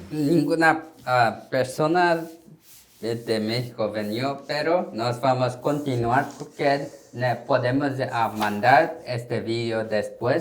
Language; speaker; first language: Spanish; non-native, learner; Korean